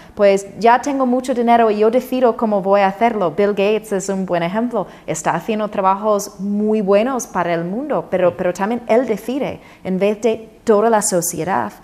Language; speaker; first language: Spanish; non-native, fluent; English